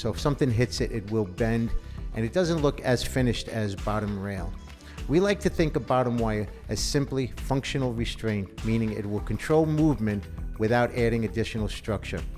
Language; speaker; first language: English; native; English